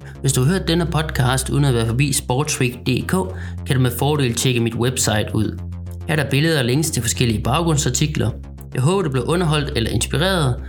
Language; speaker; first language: Danish; native; Danish